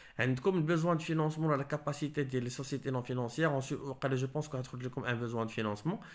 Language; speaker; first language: French; non-native, local second language; Arabic